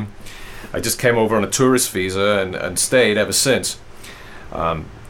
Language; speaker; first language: English; native; English